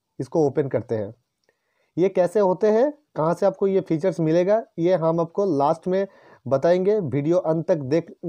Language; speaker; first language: Hindi; non-native, local second language; Bangla